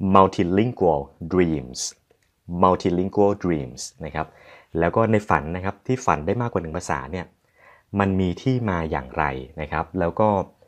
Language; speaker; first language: Thai; native; Thai